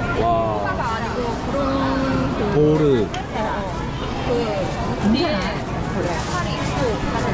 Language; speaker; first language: Korean; non-native, learner; Japanese